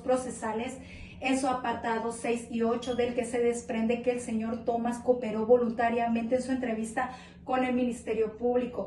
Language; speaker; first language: Spanish; native; Spanish